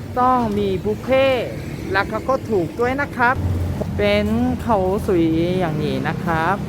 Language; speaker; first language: Thai; non-native, learner; Korean